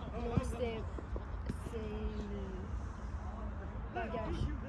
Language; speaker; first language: French; non-native, fluent; Korean